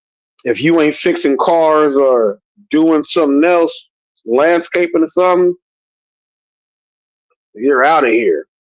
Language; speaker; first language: English; native; English